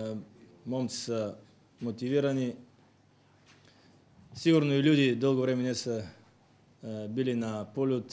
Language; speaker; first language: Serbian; non-native, learner; Bulgarian